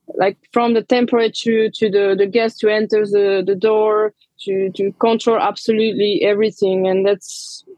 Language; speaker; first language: English; non-native, fluent; Romanian